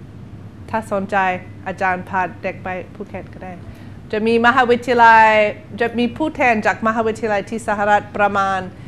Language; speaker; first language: Thai; non-native, learner; English